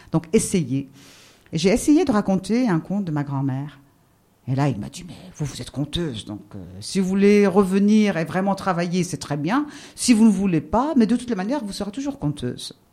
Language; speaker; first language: French; non-native, local second language; Arabic